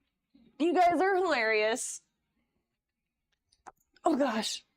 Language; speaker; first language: English; native; English